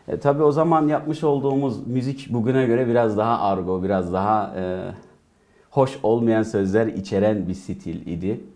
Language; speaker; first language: Turkish; early bilingual, heritage; Turkish